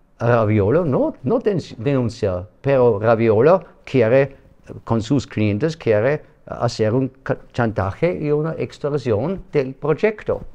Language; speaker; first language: Spanish; non-native, learner; German